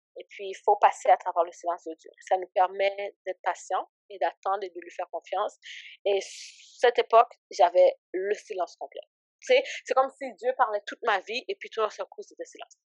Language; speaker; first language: French; early bilingual, other home language; Haitian Creole